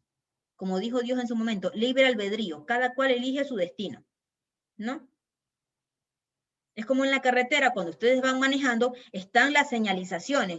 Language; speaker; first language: Spanish; native; Spanish